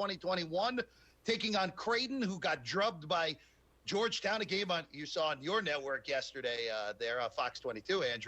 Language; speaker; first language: English; native; English